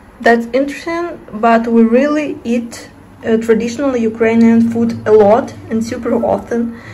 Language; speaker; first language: English; non-native, fluent; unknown